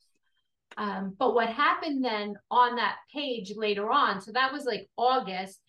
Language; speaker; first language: English; native; English